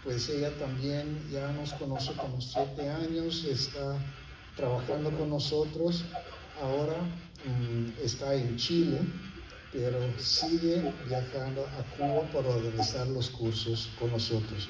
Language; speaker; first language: Spanish; non-native, fluent; Papiamento